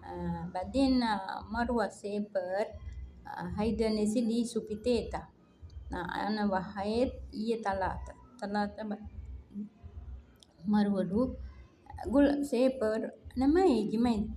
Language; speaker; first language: Arabic; non-native, learner; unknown